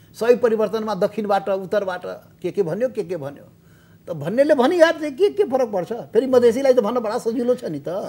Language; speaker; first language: Nepali; non-native, local second language; Maithili